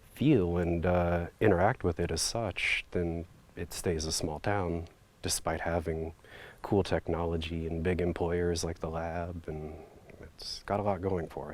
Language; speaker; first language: English; native; English